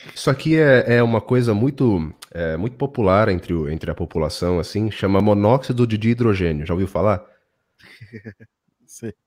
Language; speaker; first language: Portuguese; native; Portuguese